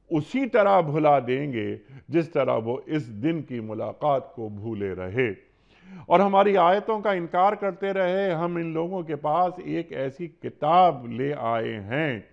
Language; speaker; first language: Urdu; native; Urdu